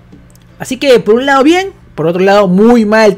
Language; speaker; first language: Spanish; native; Spanish